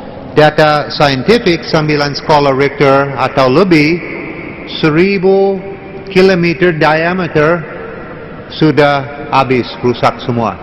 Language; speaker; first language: Indonesian; non-native, learner; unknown